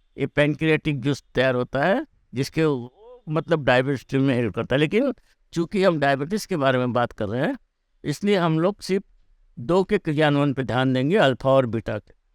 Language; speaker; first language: Hindi; native; Hindi